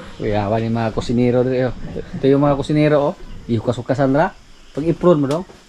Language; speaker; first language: Filipino; non-native, local second language; Cebuano